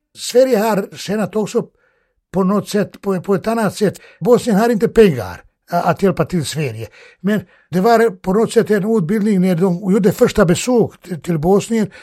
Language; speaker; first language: Swedish; non-native, fluent; Bosnian